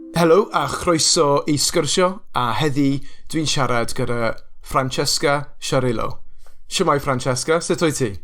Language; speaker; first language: Welsh; non-native, local second language; English